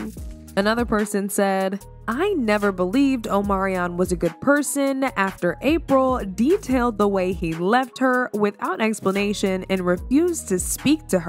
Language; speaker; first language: English; native; English